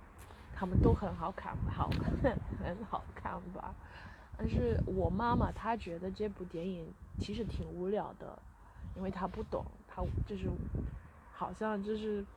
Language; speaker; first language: Chinese; early bilingual, heritage; Chinese